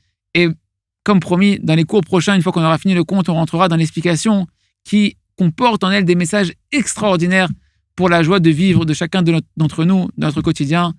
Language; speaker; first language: French; native; French